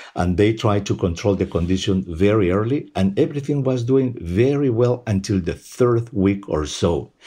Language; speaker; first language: English; non-native, fluent; Spanish